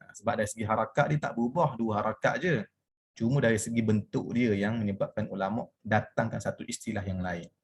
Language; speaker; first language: Malay; native; Malay